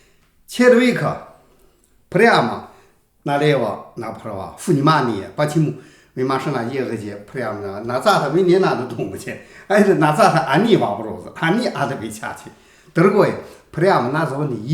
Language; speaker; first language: Russian; non-native, learner; Chinese